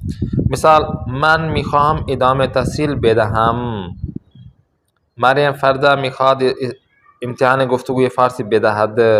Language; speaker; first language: Persian; non-native, fluent; Urdu